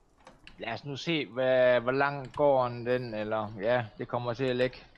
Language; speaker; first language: Danish; native; Danish